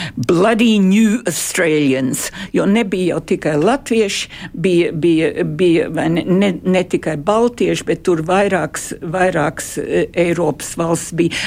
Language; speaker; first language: Latvian; early bilingual, heritage; Latvian